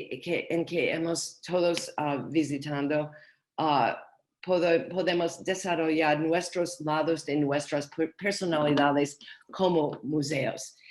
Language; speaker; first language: Spanish; non-native, learner; English